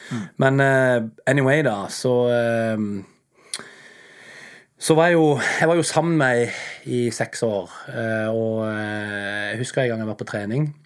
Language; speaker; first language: Norwegian; native; Norwegian